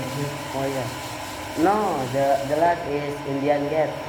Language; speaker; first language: English; non-native, learner; Indonesian